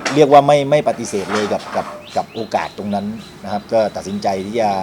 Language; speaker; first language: Thai; native; Thai